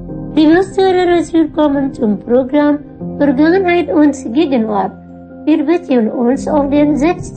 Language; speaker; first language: German; non-native, fluent; Indonesian